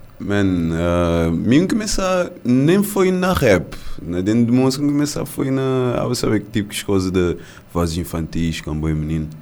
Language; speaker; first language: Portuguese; non-native, local second language; Kabuverdianu